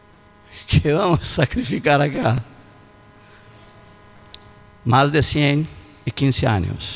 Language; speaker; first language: Spanish; non-native, learner; Portuguese